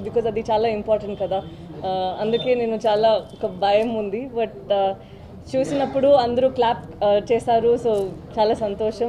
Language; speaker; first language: Telugu; non-native, learner; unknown